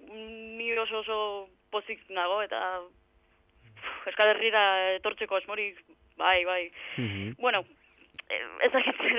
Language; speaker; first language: Basque; non-native, learner; Greek